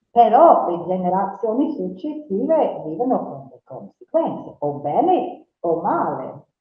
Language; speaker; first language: Italian; non-native, fluent; English